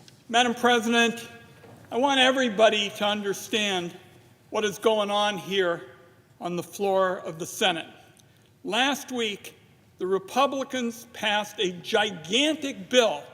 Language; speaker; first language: English; native; English